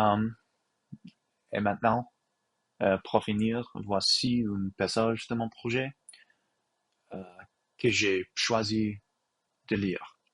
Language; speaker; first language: French; non-native, learner; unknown